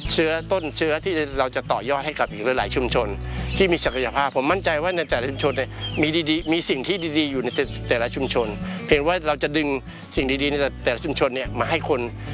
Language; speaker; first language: Thai; native; Thai